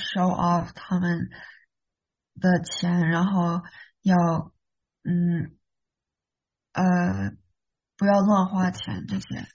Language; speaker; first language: Chinese; early bilingual, heritage; Chinese